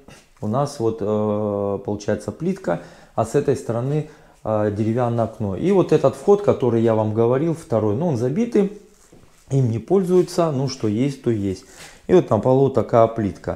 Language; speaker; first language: Russian; native; Russian